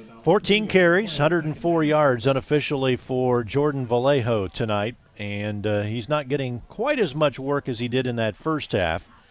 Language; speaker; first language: English; native; English